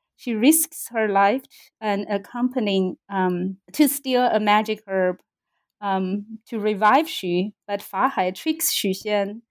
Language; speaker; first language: English; non-native, fluent; Chinese